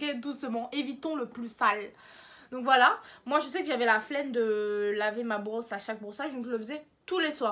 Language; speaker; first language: French; native; French